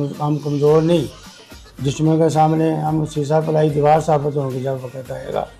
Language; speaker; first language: Urdu; non-native, local second language; Punjabi